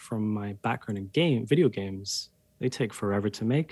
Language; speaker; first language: English; native; English